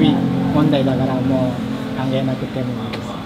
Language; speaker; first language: Japanese; non-native, learner; Indonesian